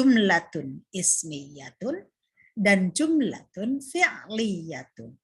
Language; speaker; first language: Arabic; non-native, fluent; Indonesian